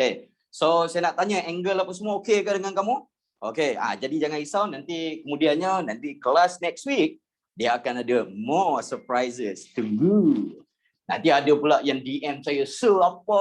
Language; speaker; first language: Malay; native; Malay